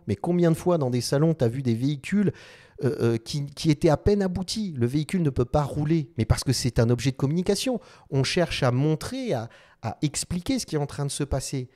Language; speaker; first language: French; non-native, local second language; Arabic